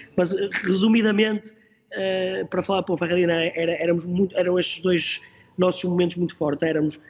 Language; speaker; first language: Portuguese; native; Portuguese